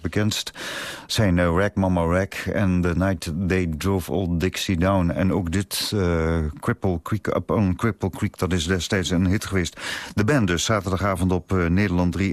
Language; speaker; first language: Dutch; native; Dutch